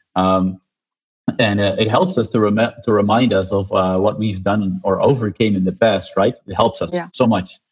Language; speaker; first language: English; non-native, fluent; Dutch